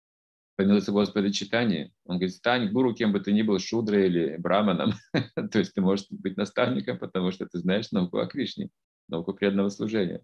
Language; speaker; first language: Russian; native; Russian